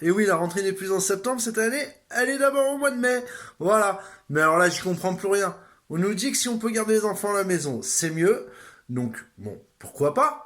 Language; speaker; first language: French; native; French